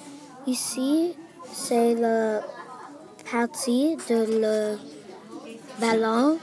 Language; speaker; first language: French; non-native, learner; English